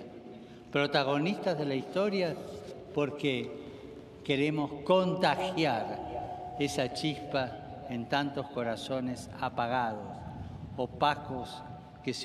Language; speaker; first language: Spanish; native; Spanish